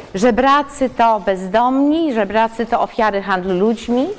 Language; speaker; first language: Polish; native; Polish